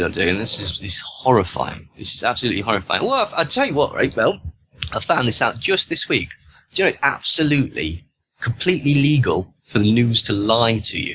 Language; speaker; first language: English; native; English